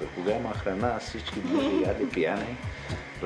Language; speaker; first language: Bulgarian; non-native, learner; Swahili